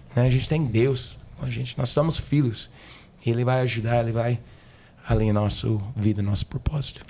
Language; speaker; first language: Portuguese; non-native, learner; English